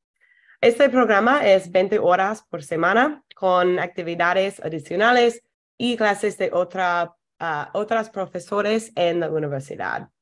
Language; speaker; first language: Spanish; non-native, fluent; English